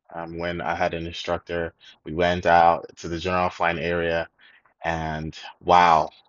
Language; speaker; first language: English; non-native, local second language; Yoruba